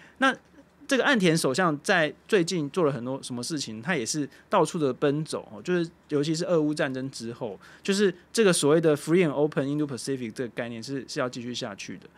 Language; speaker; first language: Chinese; native; Chinese